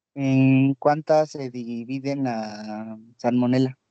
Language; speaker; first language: Spanish; native; Spanish